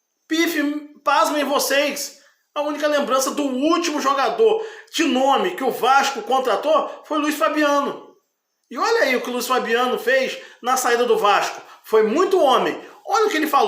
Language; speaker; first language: Portuguese; native; Portuguese